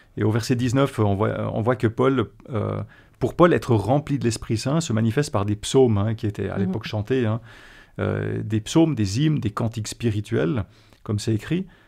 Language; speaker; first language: French; native; French